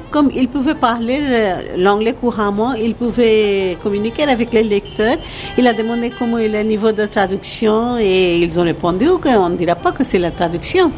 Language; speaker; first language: French; non-native, fluent; Bangla